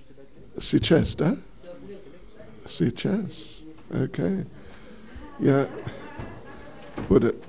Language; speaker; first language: Russian; non-native, learner; English